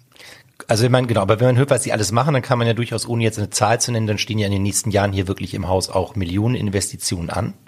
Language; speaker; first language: German; native; German